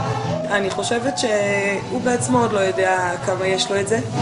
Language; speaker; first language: Hebrew; native; Hebrew